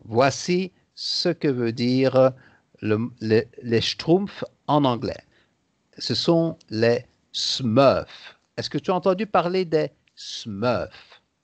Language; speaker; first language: French; native; French